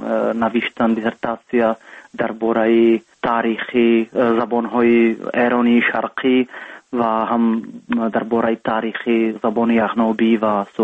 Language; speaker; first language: Persian; non-native, learner; Czech